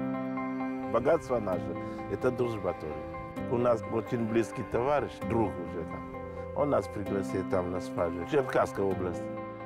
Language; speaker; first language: Russian; non-native, fluent; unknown